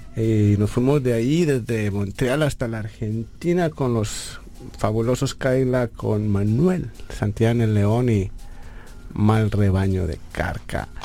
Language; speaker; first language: Spanish; native; Spanish